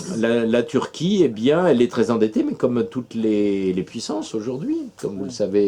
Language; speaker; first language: French; native; French